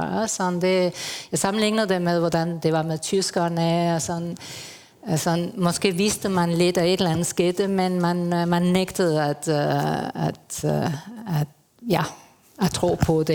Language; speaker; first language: Danish; non-native, fluent; Spanish